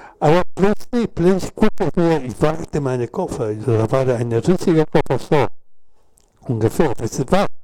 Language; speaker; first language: German; non-native, learner; Spanish